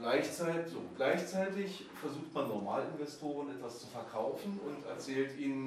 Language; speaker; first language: German; native; German